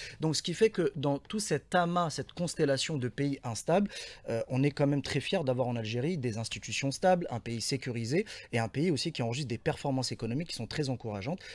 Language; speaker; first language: French; non-native, local second language; Arabic